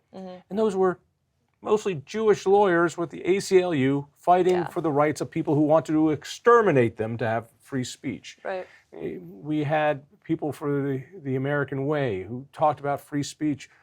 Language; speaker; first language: English; native; English